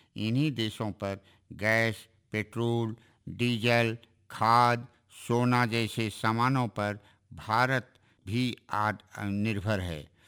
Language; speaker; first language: Hindi; native; Hindi